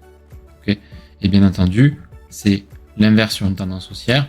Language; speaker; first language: French; native; French